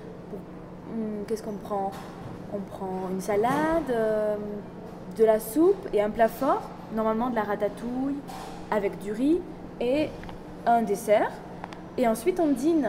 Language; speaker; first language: French; non-native, learner; Spanish